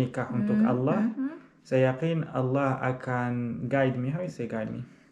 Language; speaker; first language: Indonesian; non-native, learner; Arabic